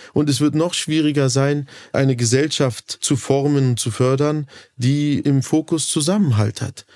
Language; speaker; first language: German; early bilingual, other home language; Turkish